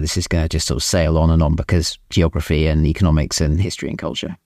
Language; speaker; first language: English; native; English